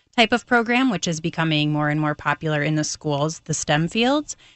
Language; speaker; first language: English; native; English